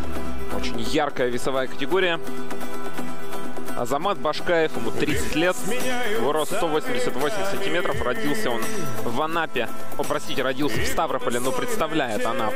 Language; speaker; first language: Russian; native; Russian